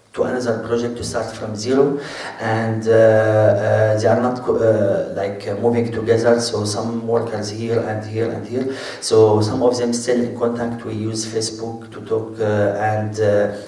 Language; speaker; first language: English; non-native, fluent; Arabic